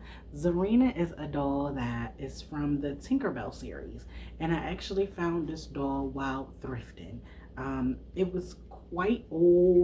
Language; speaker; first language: English; native; English